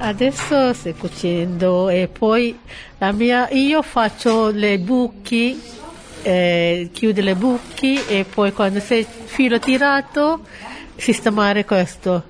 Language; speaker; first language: Italian; non-native, learner; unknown